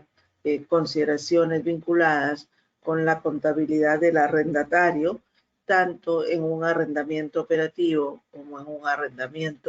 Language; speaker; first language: Spanish; native; Spanish